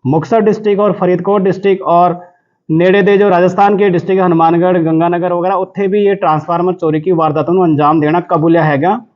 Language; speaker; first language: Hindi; non-native, local second language; Punjabi